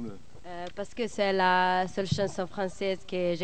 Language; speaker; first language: French; non-native, learner; Italian